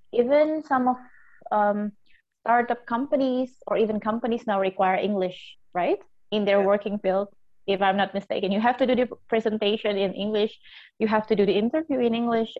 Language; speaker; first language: English; non-native, fluent; Indonesian